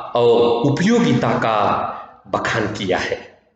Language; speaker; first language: Hindi; non-native, local second language; Kannada